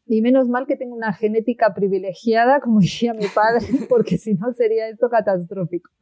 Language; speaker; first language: Spanish; native; Spanish